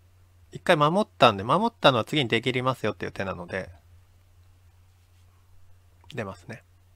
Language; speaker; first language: Japanese; native; Japanese